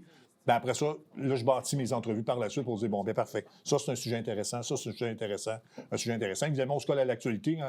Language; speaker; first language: French; native; French